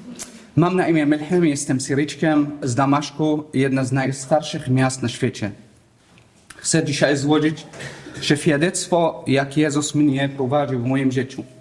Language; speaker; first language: Polish; non-native, learner; Arabic